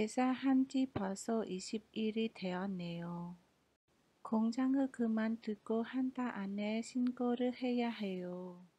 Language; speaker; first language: Korean; non-native, fluent; Khmer